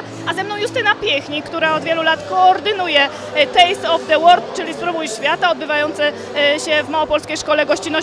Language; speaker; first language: Polish; native; Polish